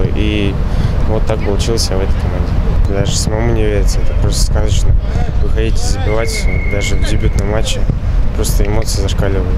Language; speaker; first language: Russian; native; Russian